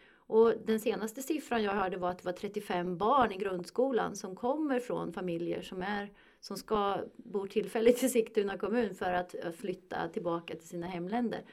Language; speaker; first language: Swedish; native; Swedish